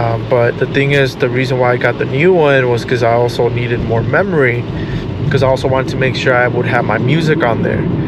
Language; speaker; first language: English; early bilingual, other home language; Spanish